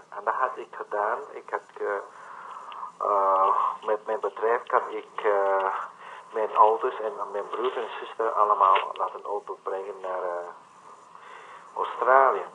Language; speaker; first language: Dutch; non-native, learner; Vietnamese